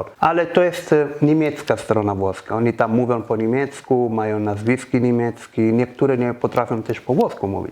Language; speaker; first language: Polish; non-native, fluent; Italian